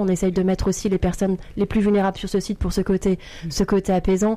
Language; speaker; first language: French; native; French